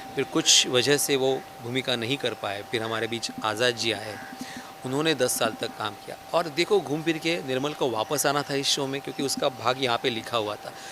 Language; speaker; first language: Hindi; non-native, local second language; Marathi